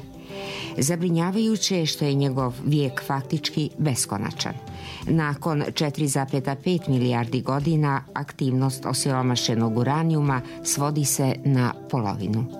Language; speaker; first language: Serbian; native; Serbian